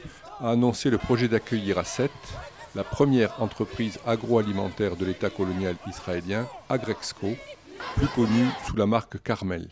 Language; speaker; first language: French; native; French